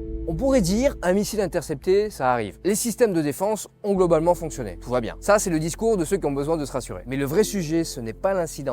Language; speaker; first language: French; native; French